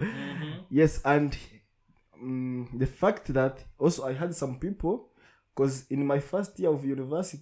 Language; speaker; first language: English; non-native, local second language; Kinyarwanda